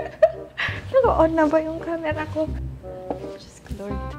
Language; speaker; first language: Filipino; native; Filipino